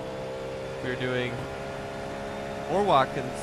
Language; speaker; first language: English; native; English